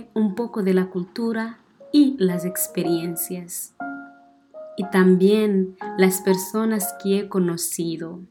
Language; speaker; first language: Spanish; non-native, fluent; Portuguese